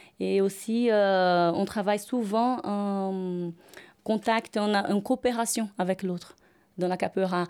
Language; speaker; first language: French; non-native, fluent; Portuguese